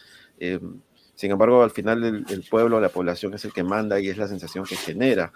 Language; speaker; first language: Spanish; native; Spanish